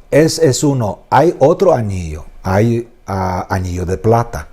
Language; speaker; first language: Spanish; non-native, fluent; Russian